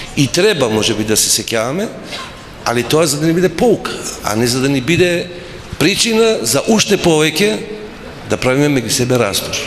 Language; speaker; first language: Macedonian; non-native, local second language; Albanian